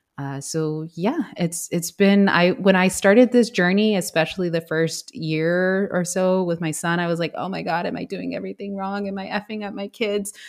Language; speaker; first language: English; native; English